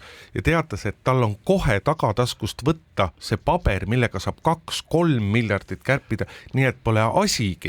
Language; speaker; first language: Estonian; native; Estonian